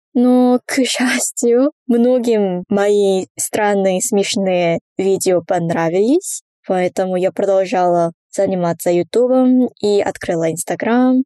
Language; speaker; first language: Russian; non-native, fluent; Korean